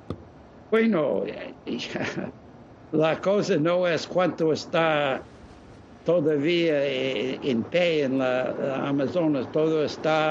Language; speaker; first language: Spanish; non-native, fluent; English